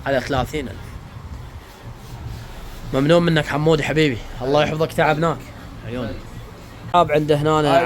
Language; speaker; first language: Arabic; native; Arabic